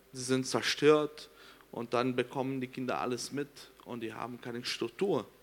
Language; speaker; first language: German; non-native, fluent; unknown